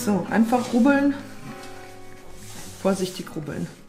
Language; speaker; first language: German; native; German